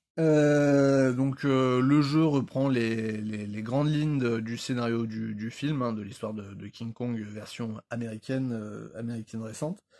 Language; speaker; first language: French; native; French